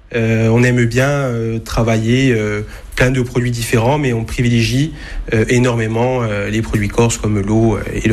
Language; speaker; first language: French; native; French